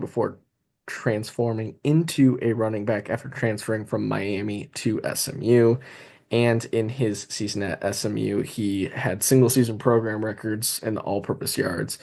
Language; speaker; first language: English; native; English